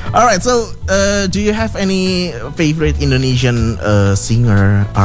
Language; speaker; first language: English; non-native, learner; Indonesian